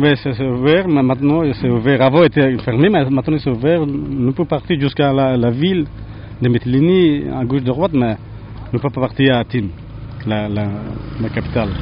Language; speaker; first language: French; non-native, learner; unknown